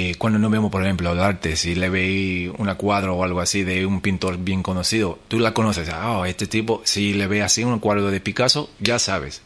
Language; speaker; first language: Spanish; non-native, fluent; English